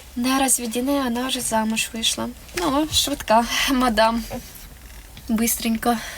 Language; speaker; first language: Ukrainian; non-native, local second language; Russian